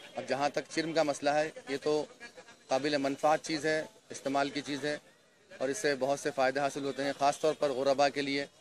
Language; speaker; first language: Urdu; native; Urdu